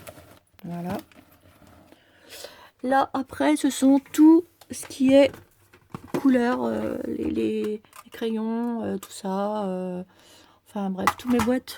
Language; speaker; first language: French; native; French